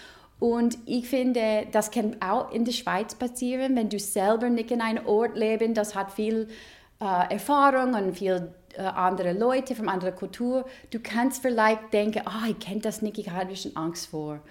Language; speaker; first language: German; non-native, learner; English